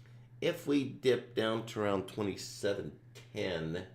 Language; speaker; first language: English; native; English